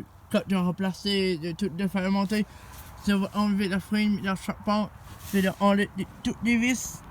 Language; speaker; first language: French; non-native, learner; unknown